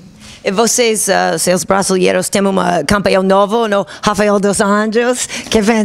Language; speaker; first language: Portuguese; non-native, learner; English